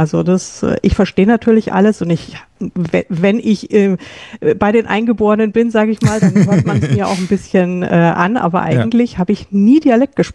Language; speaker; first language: German; native; German